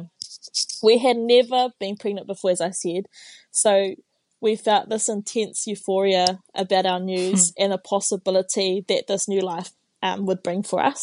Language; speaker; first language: English; non-native, local second language; Māori